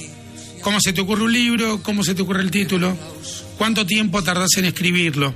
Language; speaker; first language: Spanish; native; Spanish